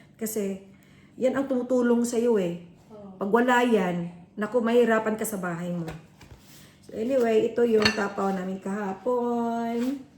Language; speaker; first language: Filipino; non-native, local second language; Cebuano